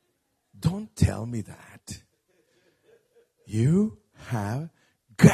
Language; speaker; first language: English; non-native, fluent; Spanish